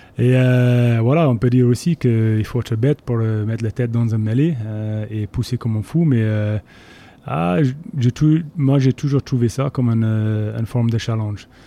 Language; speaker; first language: French; non-native, fluent; English